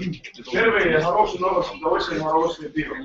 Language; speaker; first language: Russian; non-native, learner; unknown